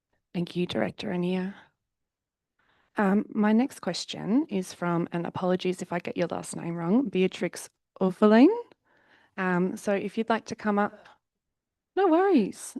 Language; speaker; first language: English; native; English